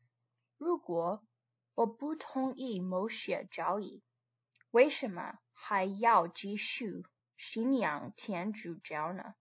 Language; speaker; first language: Chinese; non-native, learner; English